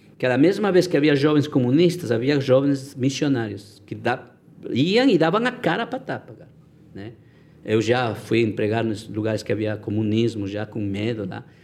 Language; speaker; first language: Portuguese; non-native, fluent; Spanish